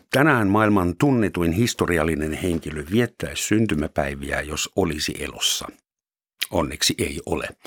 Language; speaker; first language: Finnish; non-native, fluent; German